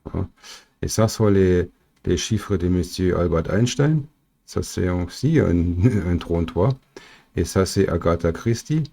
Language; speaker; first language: French; non-native, fluent; German